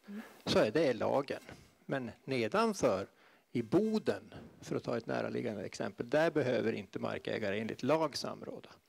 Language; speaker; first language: Swedish; native; Swedish